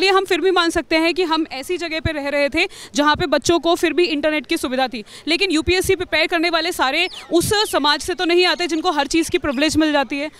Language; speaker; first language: Hindi; native; Hindi